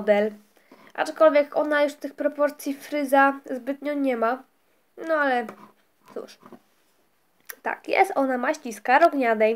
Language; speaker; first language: Polish; native; Polish